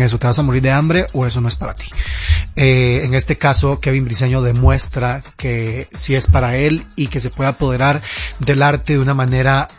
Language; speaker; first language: Spanish; native; Spanish